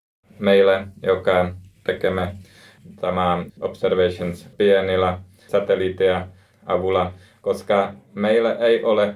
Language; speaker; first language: Finnish; non-native, learner; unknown